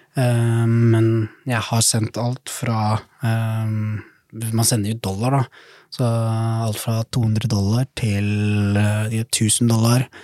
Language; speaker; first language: Norwegian; early bilingual, other home language; Somali